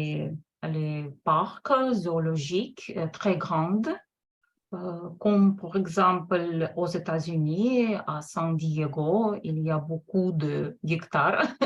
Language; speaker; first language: French; non-native, fluent; Russian